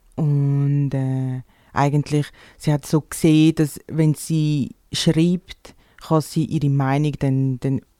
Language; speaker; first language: German; non-native, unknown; Portuguese